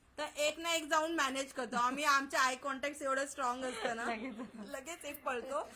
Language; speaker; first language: Marathi; non-native, local second language; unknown